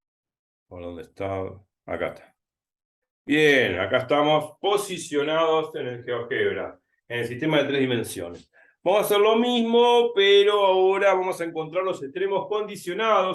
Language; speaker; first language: Spanish; native; Spanish